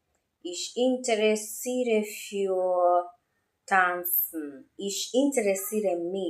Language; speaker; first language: German; non-native, learner; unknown